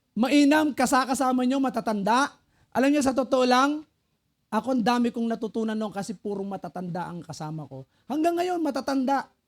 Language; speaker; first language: Filipino; non-native, local second language; Pampanga